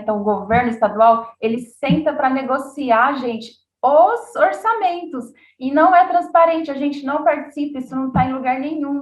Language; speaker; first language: Portuguese; native; Portuguese